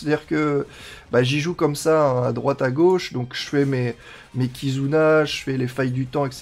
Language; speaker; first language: French; native; French